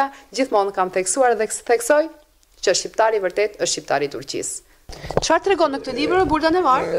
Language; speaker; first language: Albanian; native; Albanian